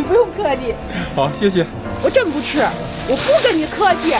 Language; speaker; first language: Chinese; native; Chinese